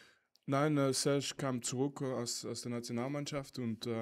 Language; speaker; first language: German; non-native, fluent; French